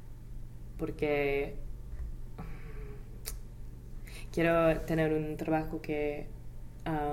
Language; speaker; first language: Spanish; non-native, fluent; English